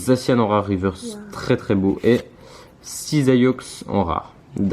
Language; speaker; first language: French; native; French